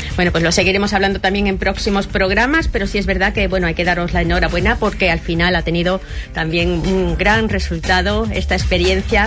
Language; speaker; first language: Spanish; native; Spanish